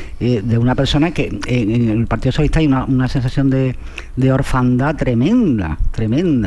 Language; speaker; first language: Spanish; native; Spanish